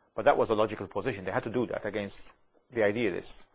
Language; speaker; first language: English; non-native, fluent; Maltese